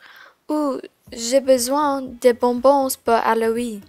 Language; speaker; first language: French; non-native, learner; English